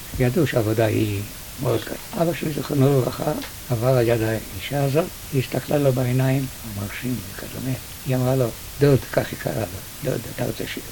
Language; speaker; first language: Hebrew; early bilingual, other home language; Yiddish